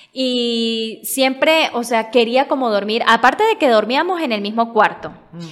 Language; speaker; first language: Spanish; native; Spanish